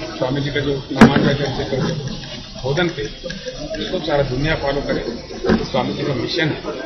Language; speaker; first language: Hindi; non-native, local second language; Telugu